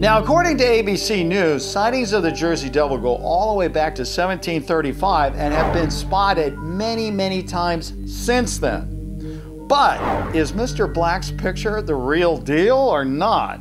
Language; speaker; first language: English; native; English